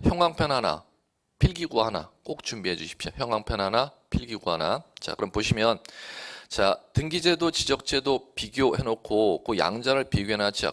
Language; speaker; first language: Korean; native; Korean